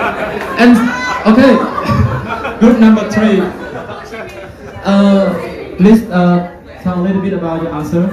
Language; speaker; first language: English; non-native, fluent; Vietnamese